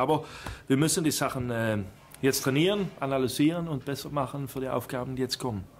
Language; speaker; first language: German; non-native, fluent; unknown